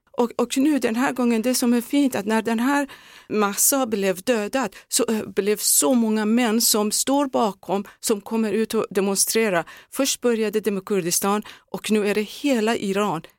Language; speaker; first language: Swedish; non-native, fluent; Persian